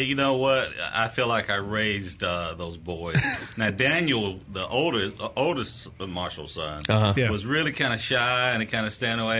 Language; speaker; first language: English; native; English